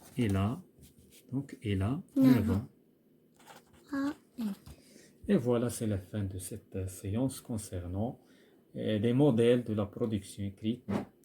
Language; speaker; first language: French; non-native, local second language; Arabic